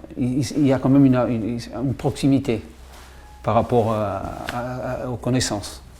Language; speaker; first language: French; native; French